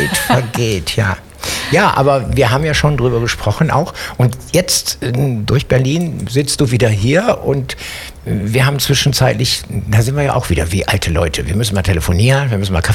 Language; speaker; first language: German; native; German